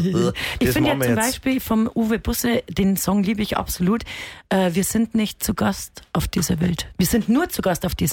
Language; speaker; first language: German; native; German